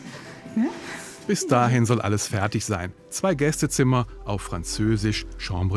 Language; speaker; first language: German; native; German